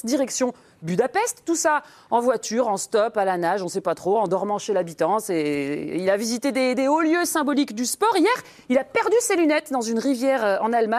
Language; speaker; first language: French; native; French